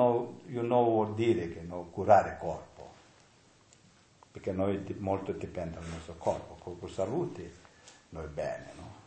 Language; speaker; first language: Italian; non-native, learner; Tibetan